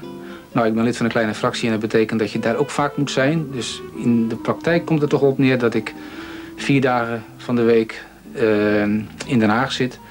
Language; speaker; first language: Dutch; native; Dutch